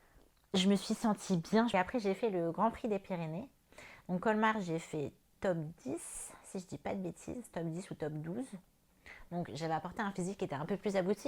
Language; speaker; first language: French; native; French